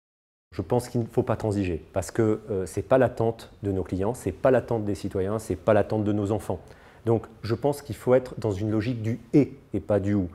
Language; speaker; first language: French; native; French